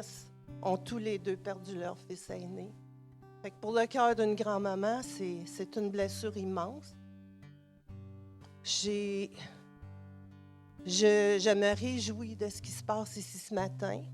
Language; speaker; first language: French; native; French